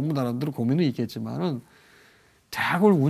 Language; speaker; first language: Korean; native; Korean